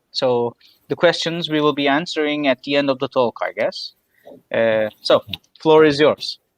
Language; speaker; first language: English; non-native, fluent; Turkish